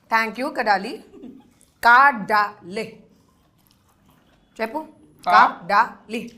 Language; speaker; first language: Telugu; non-native, local second language; Hindi